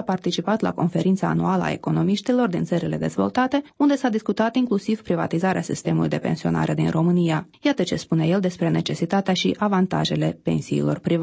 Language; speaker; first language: Romanian; native; Romanian